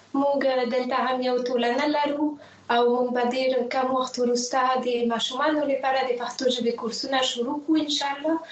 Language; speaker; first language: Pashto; non-native, fluent; French